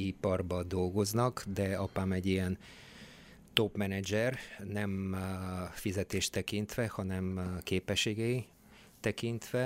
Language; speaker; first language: Hungarian; non-native, fluent; Bulgarian